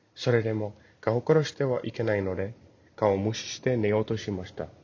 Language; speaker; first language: Japanese; non-native, learner; English